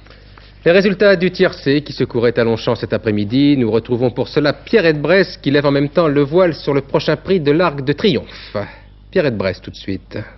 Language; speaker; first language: French; native; French